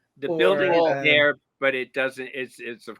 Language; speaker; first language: English; native; English